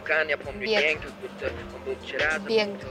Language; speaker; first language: Russian; native; Russian